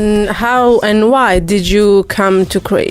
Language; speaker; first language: English; non-native, fluent; Croatian